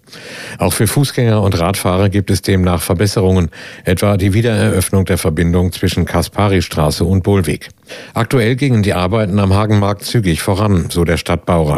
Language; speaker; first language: German; native; German